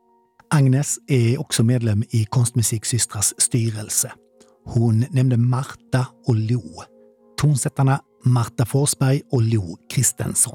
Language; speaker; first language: Swedish; native; Swedish